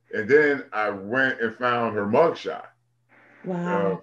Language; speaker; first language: English; native; English